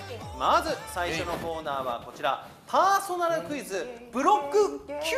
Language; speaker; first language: Japanese; native; Japanese